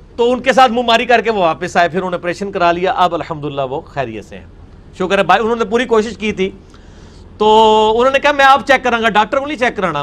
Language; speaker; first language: Urdu; non-native, local second language; Punjabi